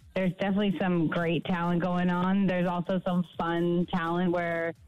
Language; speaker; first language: English; native; English